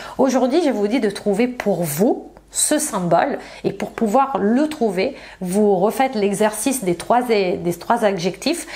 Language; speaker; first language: French; non-native, fluent; Italian